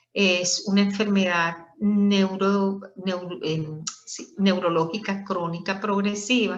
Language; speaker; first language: Spanish; native; Spanish